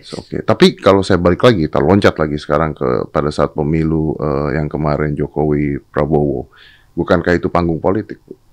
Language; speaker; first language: Indonesian; native; Indonesian